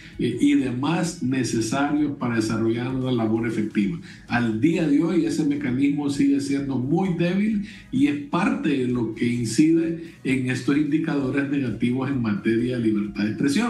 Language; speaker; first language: Spanish; native; Spanish